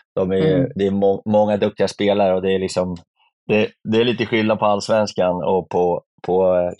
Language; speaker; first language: Swedish; native; Swedish